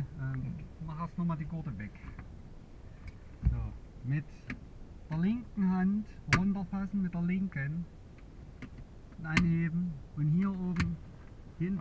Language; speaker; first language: German; native; German